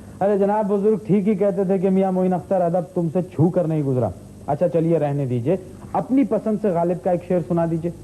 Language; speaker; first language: Urdu; native; Urdu